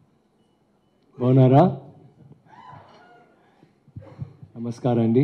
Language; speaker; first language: Telugu; non-native, learner; Tamil